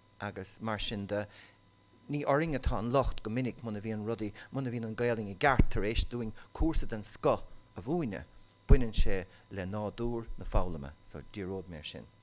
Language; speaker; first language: Irish; native; Irish